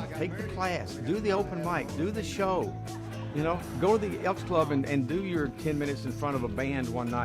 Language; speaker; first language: English; native; English